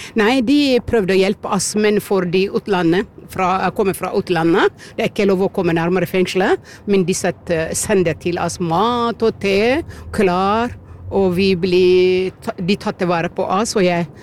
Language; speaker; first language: Norwegian; non-native, fluent; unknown